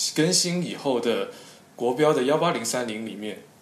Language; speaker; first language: Chinese; non-native, local second language; Cantonese